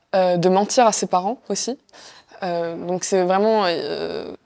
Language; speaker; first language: French; non-native, local second language; Arabic